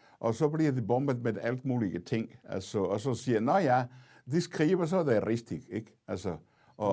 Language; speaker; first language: Danish; non-native, fluent; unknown